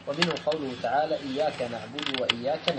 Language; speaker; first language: Arabic; native; Arabic